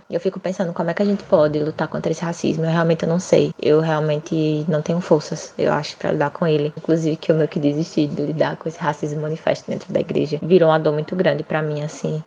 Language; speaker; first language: Portuguese; native; Portuguese